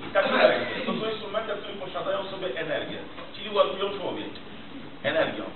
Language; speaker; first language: Polish; non-native, fluent; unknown